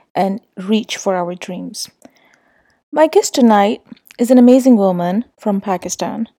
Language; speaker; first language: English; non-native, local second language; Urdu